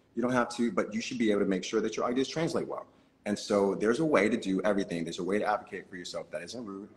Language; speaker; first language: English; native; English